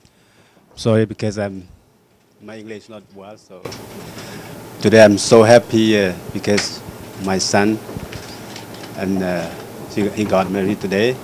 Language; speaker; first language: English; non-native, learner; Khmer